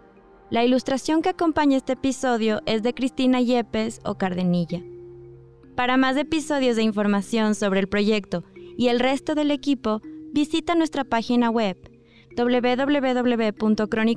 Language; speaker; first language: Spanish; native; Spanish